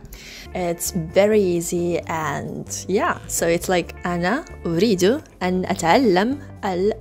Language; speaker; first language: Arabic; non-native, learner; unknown